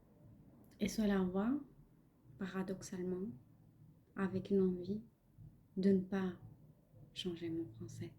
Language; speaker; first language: French; non-native, fluent; Punjabi